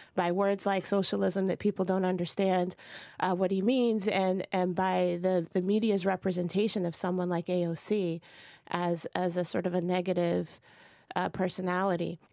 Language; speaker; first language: English; native; English